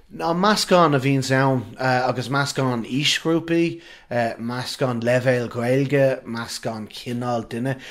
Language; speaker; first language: Irish; non-native, local second language; English